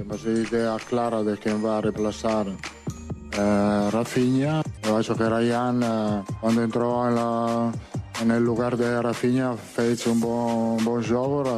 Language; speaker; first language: Portuguese; non-native, fluent; Italian